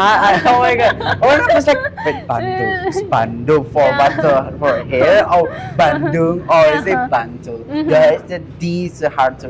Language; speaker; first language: English; non-native, learner; Indonesian